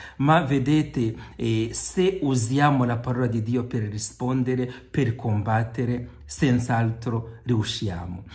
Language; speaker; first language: Italian; non-native, fluent; Kinyarwanda